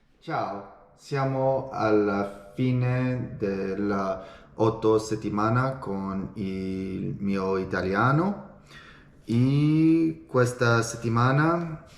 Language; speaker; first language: Italian; non-native, learner; English